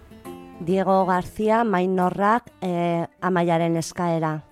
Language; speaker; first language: Basque; non-native, local second language; Spanish